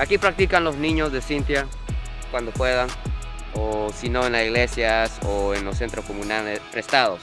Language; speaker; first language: Spanish; non-native, fluent; Japanese